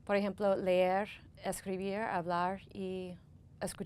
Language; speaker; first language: Spanish; non-native, fluent; English